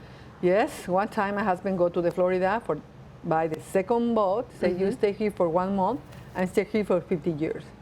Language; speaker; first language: English; non-native, learner; Spanish